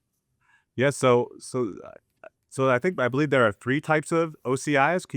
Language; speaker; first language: English; native; English